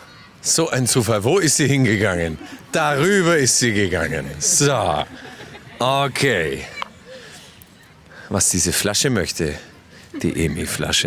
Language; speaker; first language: German; native; German